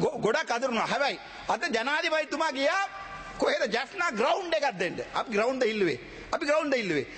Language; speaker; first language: Sinhala; non-native, local second language; Tamil